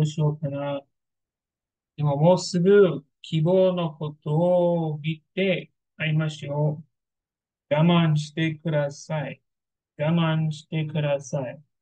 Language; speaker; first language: Japanese; non-native, learner; English